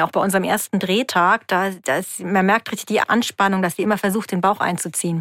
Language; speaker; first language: German; native; German